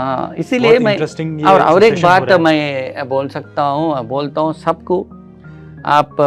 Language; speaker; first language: Hindi; non-native, local second language; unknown